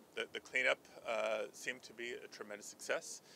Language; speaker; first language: English; early bilingual, other home language; Spanish